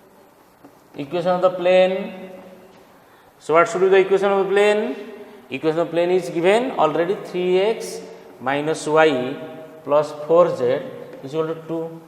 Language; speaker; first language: English; non-native, local second language; Odia